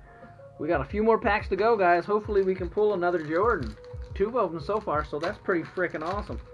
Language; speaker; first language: English; native; English